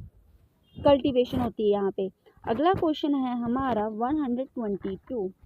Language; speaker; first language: Hindi; native; Hindi